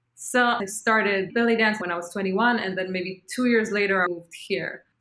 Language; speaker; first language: English; non-native, fluent; Hebrew